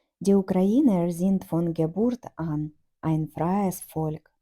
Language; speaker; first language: German; non-native, fluent; Ukrainian